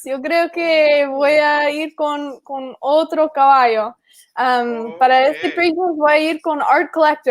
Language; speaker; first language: Spanish; non-native, fluent; English